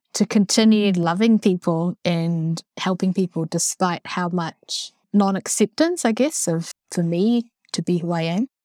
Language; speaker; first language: English; native; English